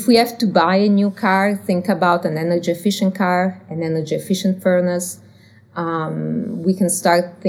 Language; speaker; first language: English; non-native, fluent; Italian